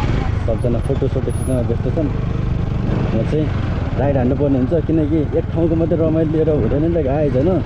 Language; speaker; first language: Nepali; native; Nepali